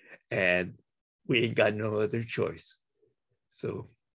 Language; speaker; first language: English; early bilingual, other home language; Spanish